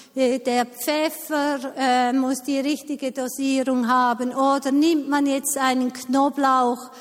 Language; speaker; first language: German; native; German